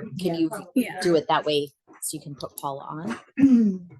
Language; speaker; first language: English; native; English